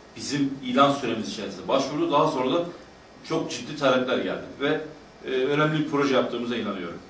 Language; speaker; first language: Turkish; native; Turkish